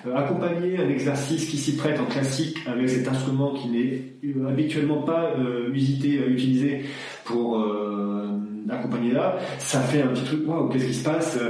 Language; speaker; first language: French; native; French